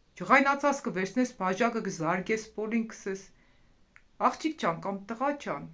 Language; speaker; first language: Armenian; native; Armenian